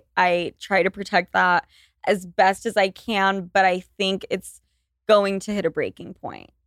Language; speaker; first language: English; native; English